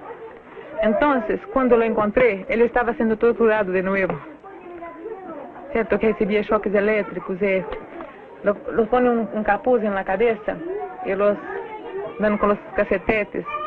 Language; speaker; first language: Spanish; non-native, learner; Portuguese